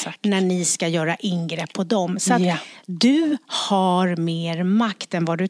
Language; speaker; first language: Swedish; native; Swedish